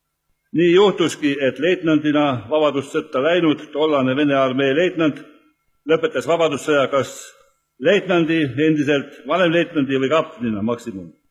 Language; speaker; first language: Estonian; native; Estonian